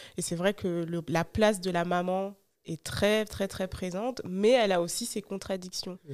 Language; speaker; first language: French; early bilingual, other home language; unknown